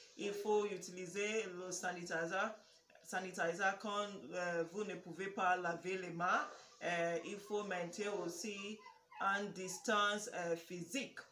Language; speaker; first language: French; non-native, learner; English